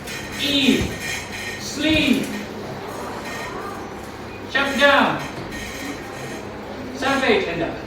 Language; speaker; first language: English; non-native, fluent; Indonesian